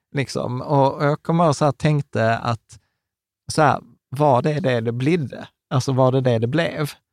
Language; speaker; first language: Swedish; early bilingual, other home language; Czech